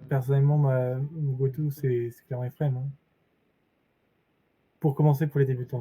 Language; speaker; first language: French; native; French